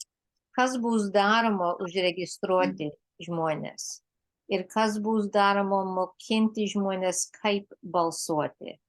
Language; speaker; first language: Lithuanian; early bilingual, heritage; Lithuanian